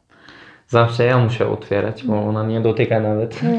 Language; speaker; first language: Polish; non-native, learner; Turkish